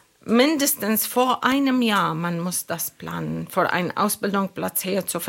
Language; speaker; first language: German; non-native, learner; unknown